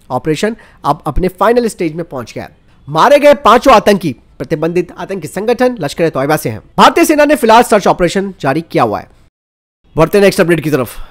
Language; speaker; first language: Hindi; native; Hindi